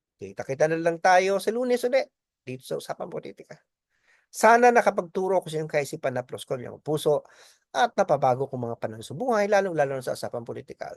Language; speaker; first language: Filipino; non-native, local second language; Bikol